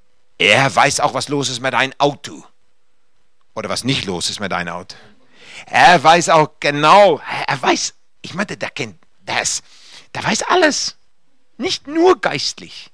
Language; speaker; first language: German; non-native, fluent; English